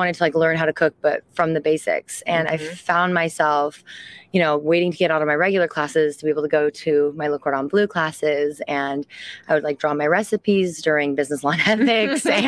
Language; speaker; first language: English; early bilingual, other home language; French